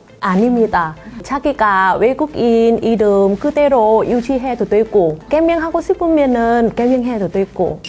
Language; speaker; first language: Korean; non-native, fluent; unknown